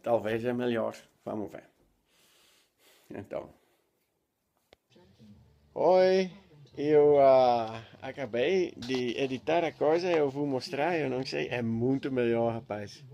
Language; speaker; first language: Portuguese; non-native, learner; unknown